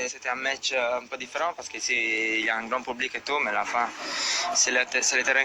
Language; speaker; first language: French; non-native, fluent; Italian